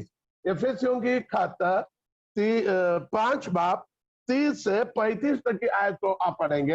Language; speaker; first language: Hindi; non-native, local second language; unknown